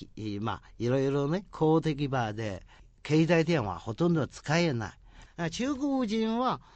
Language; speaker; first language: Japanese; non-native, fluent; Chinese